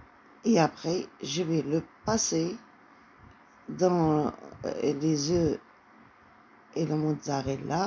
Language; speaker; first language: French; non-native, fluent; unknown